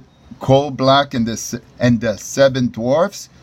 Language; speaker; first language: English; native; English